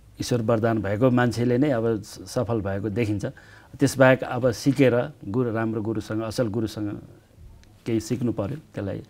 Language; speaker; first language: Nepali; native; Nepali